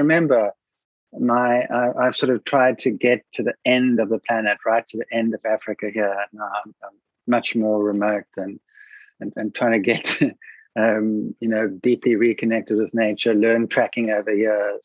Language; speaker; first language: English; native; English